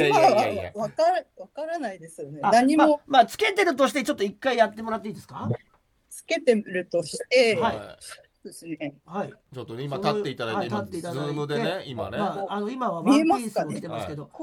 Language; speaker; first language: Japanese; native; Japanese